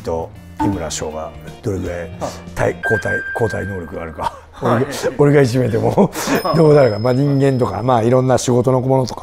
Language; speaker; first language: Japanese; native; Japanese